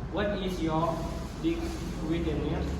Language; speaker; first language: English; non-native, learner; Indonesian